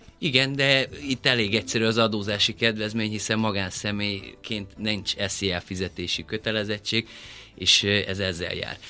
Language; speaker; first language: Hungarian; native; Hungarian